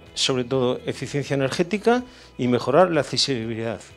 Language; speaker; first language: Spanish; native; Spanish